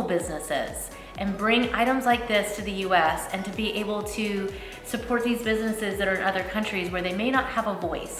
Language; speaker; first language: English; native; English